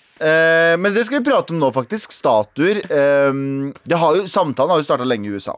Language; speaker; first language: Norwegian; early bilingual, other home language; Kurdish